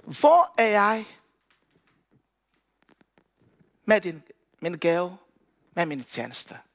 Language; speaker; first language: Danish; non-native, learner; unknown